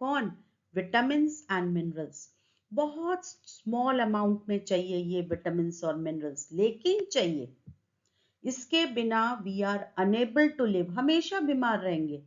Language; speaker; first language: Hindi; native; Hindi